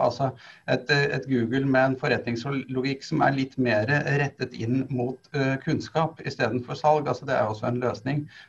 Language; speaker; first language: Norwegian; native; Norwegian